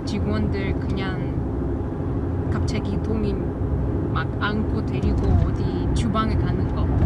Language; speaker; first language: Korean; non-native, learner; Russian